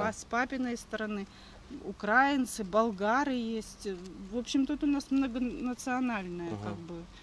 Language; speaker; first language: Russian; native; Russian